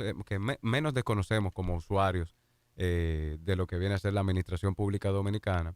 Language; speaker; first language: Spanish; native; Spanish